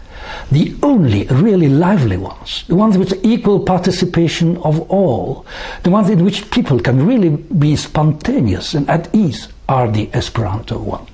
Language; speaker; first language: English; non-native, fluent; French